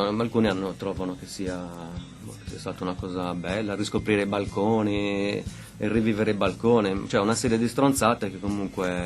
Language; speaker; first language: Italian; native; Italian